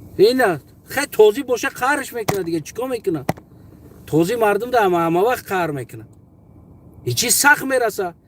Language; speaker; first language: Tajik; native; Tajik